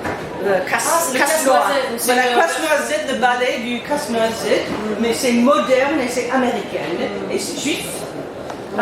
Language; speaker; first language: French; non-native, learner; English